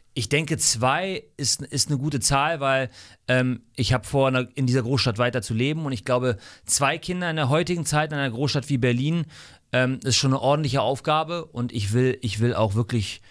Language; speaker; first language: German; non-native, fluent; English